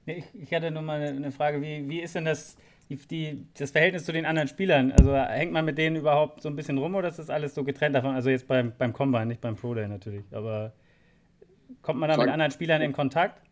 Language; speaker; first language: German; native; German